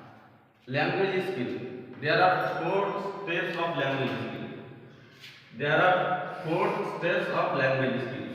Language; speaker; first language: English; non-native, local second language; Bangla